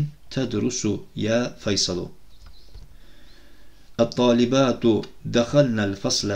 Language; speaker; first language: Arabic; non-native, fluent; Turkish